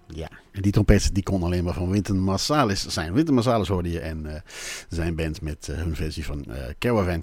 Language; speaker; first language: Dutch; native; Dutch